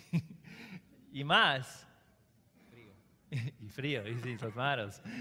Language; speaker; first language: Spanish; non-native, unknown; English